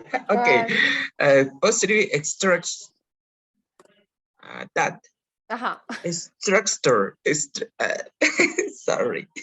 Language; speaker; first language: English; non-native, learner; Spanish